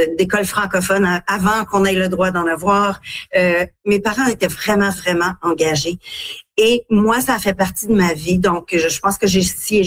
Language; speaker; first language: French; native; French